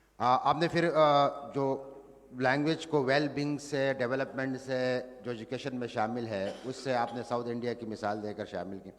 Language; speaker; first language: Urdu; non-native, local second language; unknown